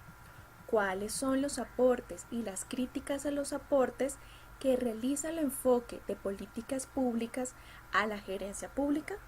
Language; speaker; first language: Spanish; native; Spanish